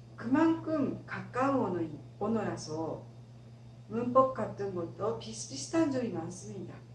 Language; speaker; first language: Korean; non-native, fluent; Japanese